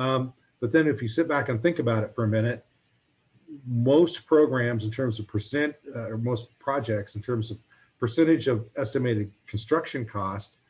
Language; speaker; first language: English; native; English